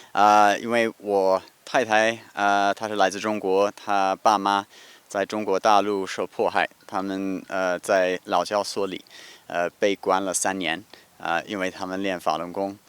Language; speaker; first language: Chinese; non-native, fluent; English